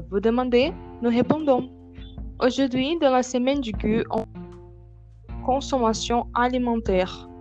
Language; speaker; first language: French; non-native, learner; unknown